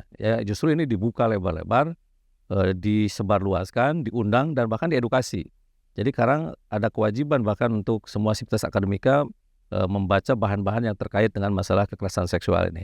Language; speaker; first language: Indonesian; native; Indonesian